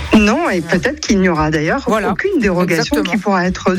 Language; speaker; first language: French; native; French